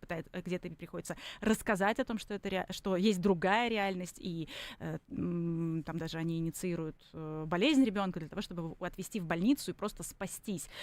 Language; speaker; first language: Russian; native; Russian